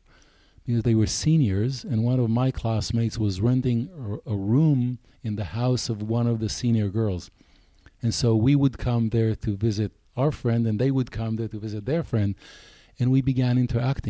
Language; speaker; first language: English; non-native, fluent; Hebrew